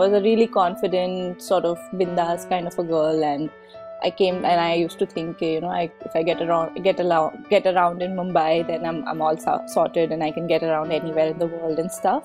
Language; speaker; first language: English; non-native, local second language; Hindi